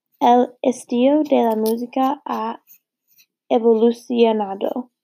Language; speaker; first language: Spanish; non-native, learner; English